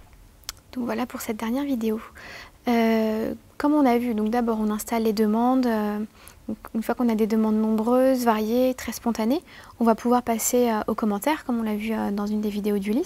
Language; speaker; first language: French; native; French